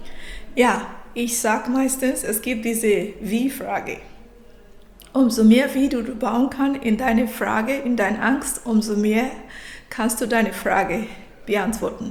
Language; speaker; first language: German; non-native, fluent; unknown